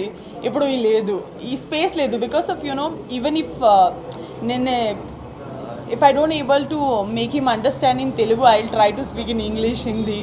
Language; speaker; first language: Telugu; non-native, learner; Gujarati